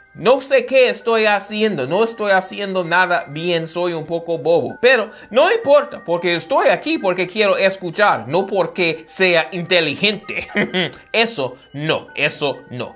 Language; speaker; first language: Spanish; non-native, fluent; English